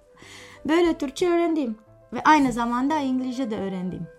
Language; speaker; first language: Turkish; non-native, fluent; Romanian